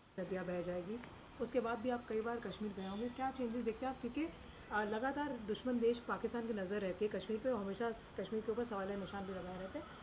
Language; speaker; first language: Hindi; native; Hindi